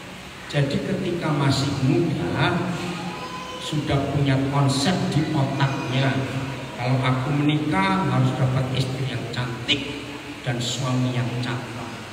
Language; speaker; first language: Indonesian; native; Indonesian